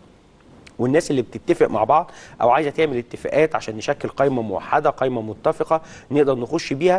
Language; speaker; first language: Arabic; native; Arabic